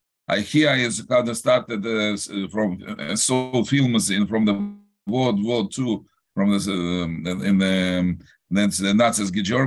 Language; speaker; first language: English; non-native, learner; Russian